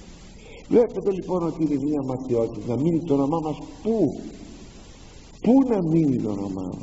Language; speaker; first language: Greek; native; Greek